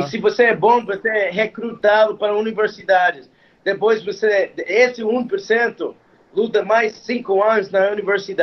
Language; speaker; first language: Portuguese; non-native, fluent; English